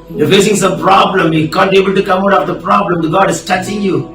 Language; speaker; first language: English; non-native, local second language; Tamil